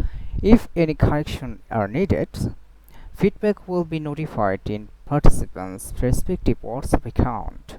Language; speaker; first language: English; non-native, fluent; Bangla